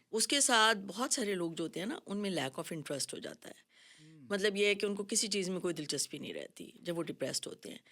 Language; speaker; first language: Urdu; native; Urdu